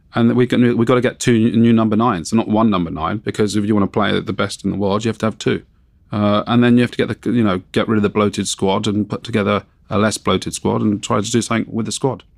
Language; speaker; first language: English; native; English